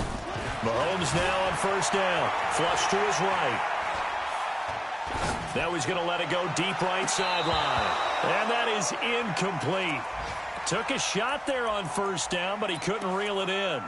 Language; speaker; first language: English; native; English